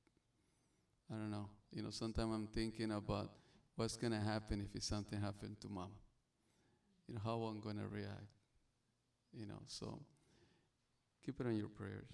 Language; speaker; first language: English; non-native, learner; Spanish